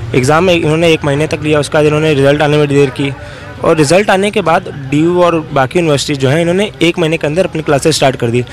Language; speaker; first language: Hindi; native; Hindi